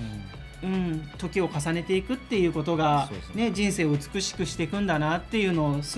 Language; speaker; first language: Japanese; native; Japanese